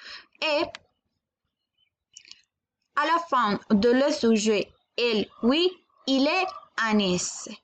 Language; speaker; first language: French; non-native, learner; Spanish